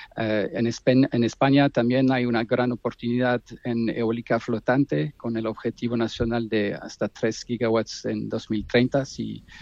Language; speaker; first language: Spanish; non-native, fluent; French